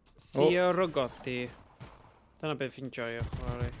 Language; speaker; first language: Welsh; native; Welsh